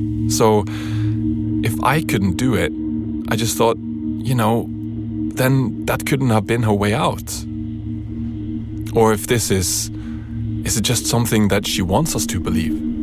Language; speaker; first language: English; non-native, fluent; Norwegian